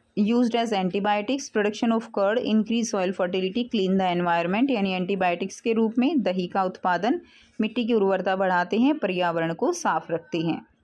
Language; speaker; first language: Hindi; native; Hindi